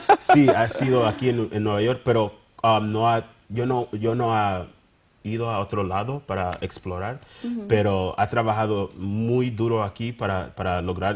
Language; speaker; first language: Spanish; early bilingual, heritage; Spanish